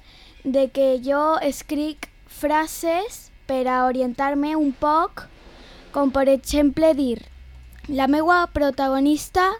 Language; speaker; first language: Catalan; non-native, local second language; Spanish